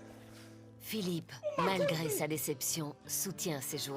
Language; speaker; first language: French; native; French